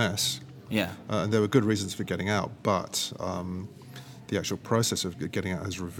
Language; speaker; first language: English; native; English